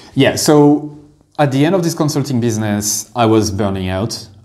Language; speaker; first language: English; non-native, fluent; French